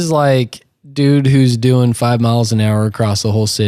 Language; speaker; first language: English; native; English